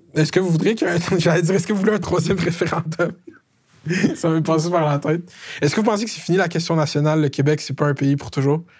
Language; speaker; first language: French; native; French